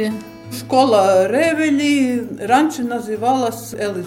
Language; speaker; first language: Russian; non-native, local second language; Latvian